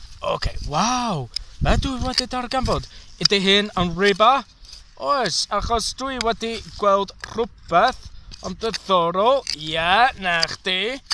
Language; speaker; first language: Welsh; non-native, learner; English